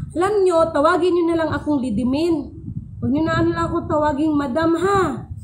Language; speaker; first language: Filipino; non-native, local second language; Cebuano